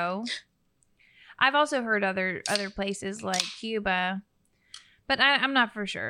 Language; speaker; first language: English; native; English